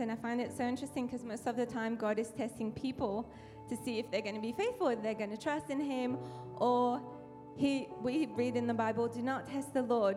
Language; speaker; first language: English; non-native, fluent; French